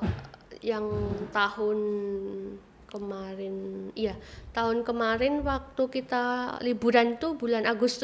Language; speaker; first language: Indonesian; native; Indonesian